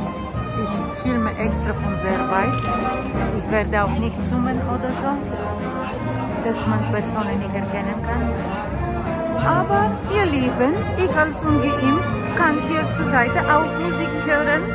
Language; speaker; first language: German; non-native, fluent; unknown